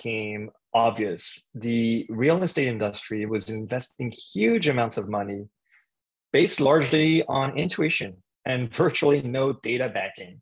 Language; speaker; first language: English; non-native, fluent; French